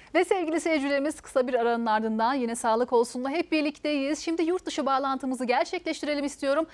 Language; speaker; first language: Turkish; native; Turkish